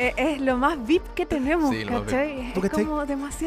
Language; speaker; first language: Spanish; native; Spanish